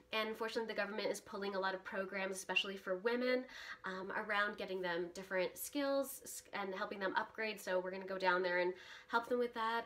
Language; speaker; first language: English; early bilingual, other home language; Russian